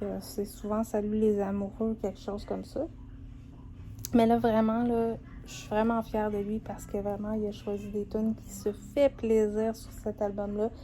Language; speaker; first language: French; native; French